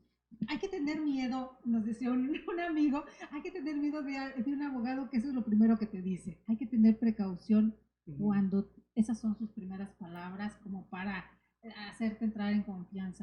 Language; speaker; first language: Spanish; native; Spanish